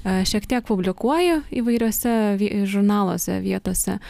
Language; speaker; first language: Lithuanian; native; Lithuanian